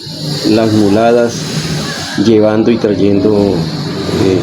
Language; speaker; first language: Spanish; native; Spanish